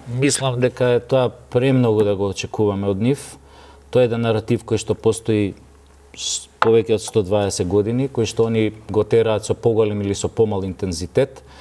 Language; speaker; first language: Macedonian; native; Macedonian